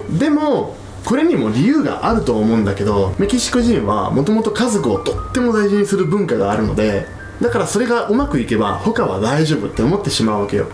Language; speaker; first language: Japanese; non-native, fluent; Spanish